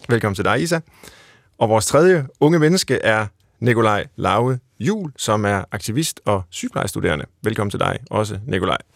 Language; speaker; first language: Danish; native; Danish